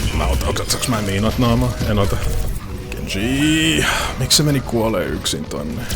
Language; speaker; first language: Finnish; non-native, fluent; English